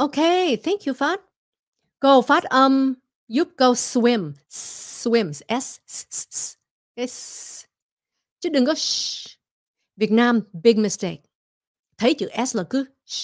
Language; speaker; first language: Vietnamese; early bilingual, heritage; Vietnamese